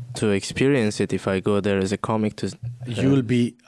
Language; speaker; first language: English; early bilingual, heritage; Arabic